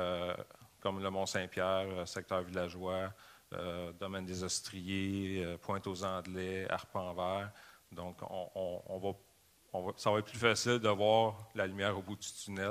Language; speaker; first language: French; native; French